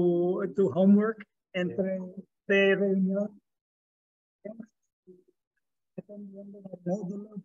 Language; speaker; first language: Spanish; non-native, fluent; English